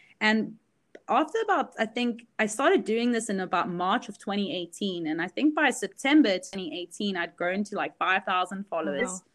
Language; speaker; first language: English; early bilingual, other home language; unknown